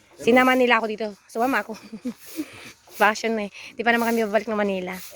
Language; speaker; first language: Filipino; non-native, local second language; Iloko